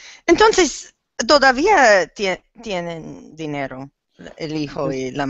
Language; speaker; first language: Spanish; non-native, learner; English